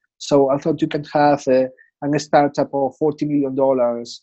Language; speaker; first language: English; non-native, fluent; Spanish